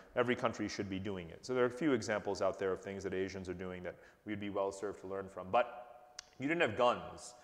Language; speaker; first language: English; native; English